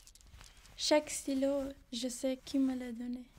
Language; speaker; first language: French; non-native, learner; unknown